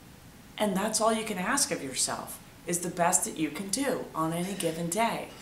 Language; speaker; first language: English; native; English